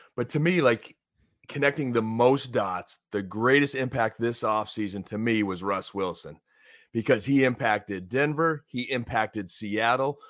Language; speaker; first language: English; native; English